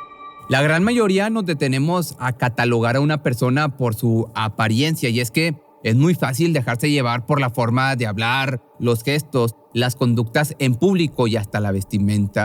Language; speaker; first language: Spanish; native; Spanish